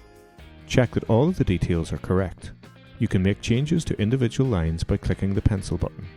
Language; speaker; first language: English; native; English